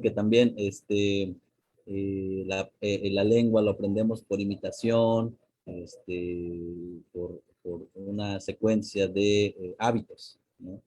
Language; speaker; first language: Spanish; non-native, local second language; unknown